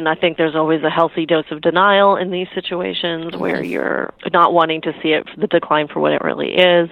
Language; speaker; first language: English; native; English